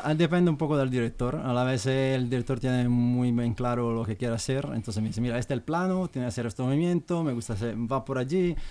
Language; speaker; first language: Spanish; non-native, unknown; Italian